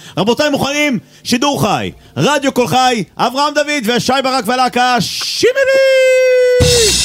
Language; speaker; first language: Hebrew; native; Hebrew